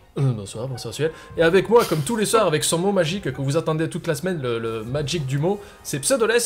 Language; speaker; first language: French; native; French